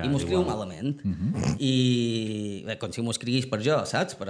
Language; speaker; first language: Catalan; native; Catalan